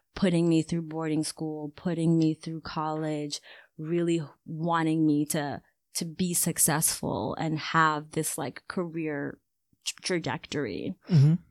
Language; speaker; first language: English; early bilingual, other home language; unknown